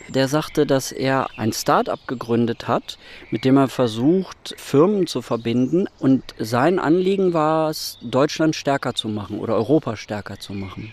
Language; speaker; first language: German; native; German